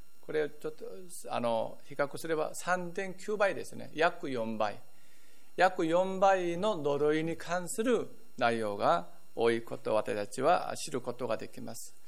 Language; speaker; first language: Japanese; non-native, fluent; Korean